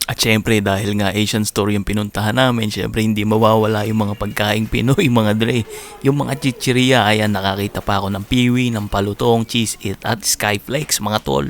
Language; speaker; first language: Filipino; native; Filipino